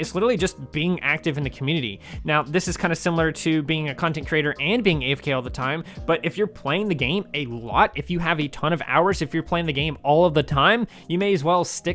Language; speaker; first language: English; native; English